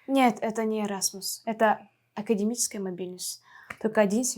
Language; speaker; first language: Russian; non-native, local second language; Kazakh